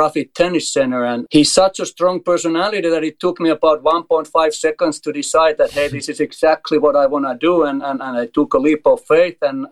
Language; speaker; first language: English; non-native, fluent; Finnish